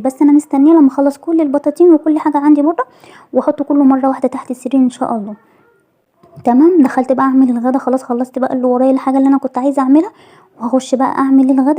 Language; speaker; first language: Arabic; native; Arabic